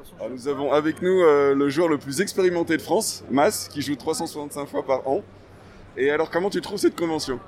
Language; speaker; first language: French; native; French